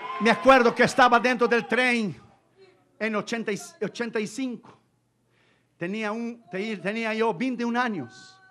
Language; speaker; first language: Spanish; non-native, fluent; Portuguese